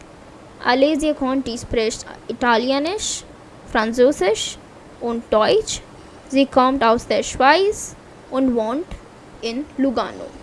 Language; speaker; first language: German; non-native, fluent; Hindi